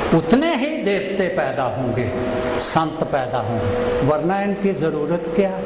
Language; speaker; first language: Hindi; non-native, local second language; Punjabi